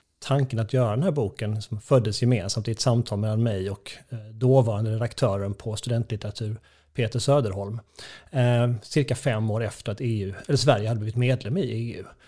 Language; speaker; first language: Swedish; native; Swedish